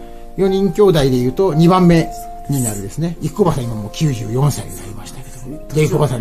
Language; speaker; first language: Japanese; native; Japanese